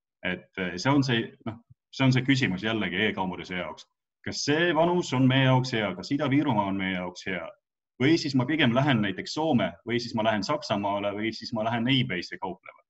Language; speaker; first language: Estonian; non-native, local second language; Russian